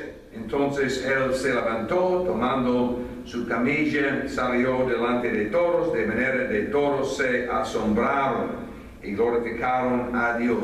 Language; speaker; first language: Spanish; non-native, fluent; English